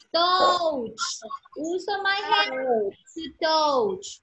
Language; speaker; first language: English; non-native, fluent; Spanish